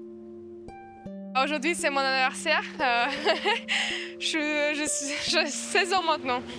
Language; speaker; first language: French; non-native, fluent; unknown